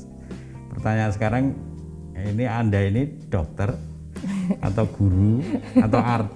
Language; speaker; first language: Indonesian; native; Indonesian